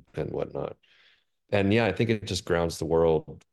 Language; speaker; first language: English; native; English